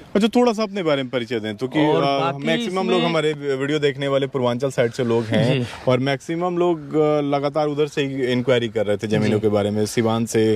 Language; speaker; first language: Hindi; native; Hindi